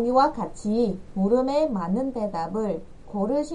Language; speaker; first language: Korean; non-native, fluent; Vietnamese